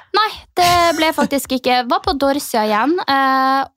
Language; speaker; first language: Norwegian; native; Norwegian